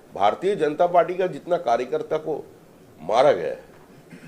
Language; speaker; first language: Hindi; non-native, local second language; Bangla